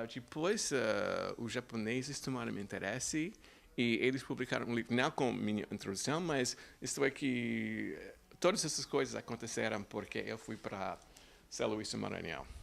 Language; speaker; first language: Portuguese; non-native, fluent; English